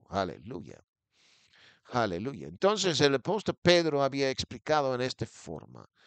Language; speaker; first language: Spanish; non-native, fluent; English